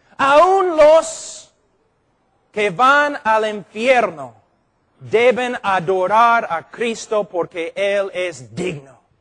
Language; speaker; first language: Spanish; non-native, fluent; English